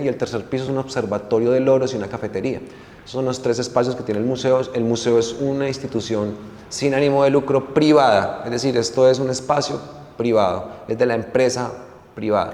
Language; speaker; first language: Spanish; native; Spanish